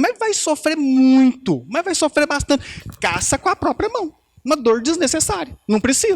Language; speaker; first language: Portuguese; native; Portuguese